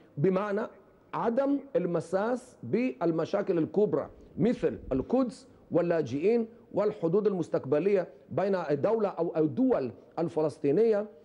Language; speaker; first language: Arabic; non-native, fluent; Hebrew